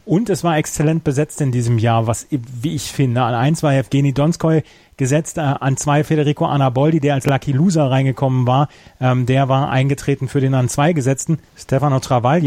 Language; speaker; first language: German; native; German